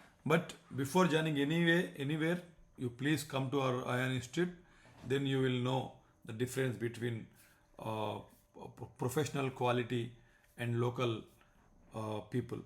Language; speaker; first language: English; non-native, local second language; Telugu